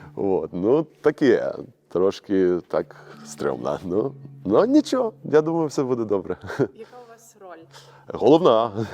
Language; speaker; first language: Ukrainian; native; Ukrainian